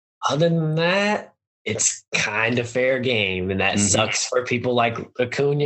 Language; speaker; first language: English; native; English